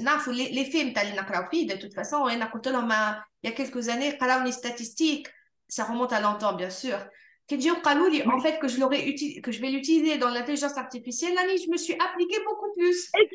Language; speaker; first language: French; non-native, local second language; Arabic